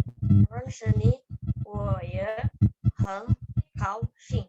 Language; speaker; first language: Chinese; non-native, learner; Indonesian